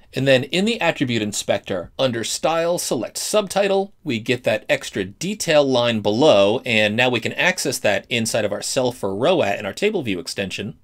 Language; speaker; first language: English; native; English